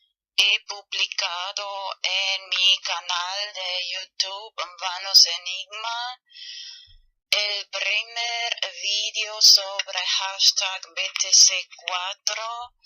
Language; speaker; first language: Spanish; non-native, fluent; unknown